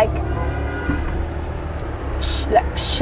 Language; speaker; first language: English; native; English